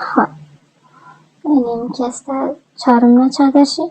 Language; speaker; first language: Persian; native; Persian